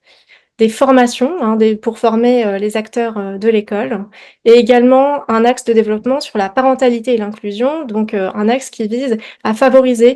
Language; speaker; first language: French; native; French